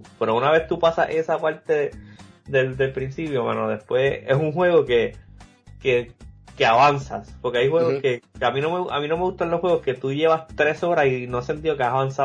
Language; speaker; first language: Spanish; native; Spanish